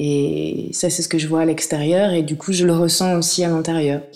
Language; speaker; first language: French; native; French